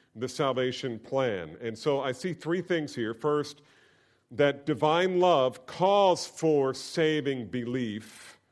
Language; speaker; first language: English; native; English